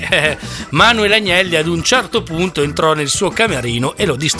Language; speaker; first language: Italian; native; Italian